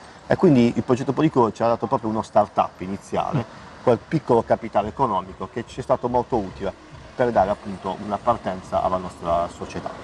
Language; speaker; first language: Italian; native; Italian